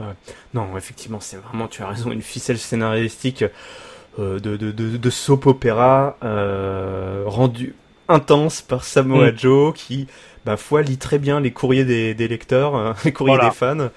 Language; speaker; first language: French; native; French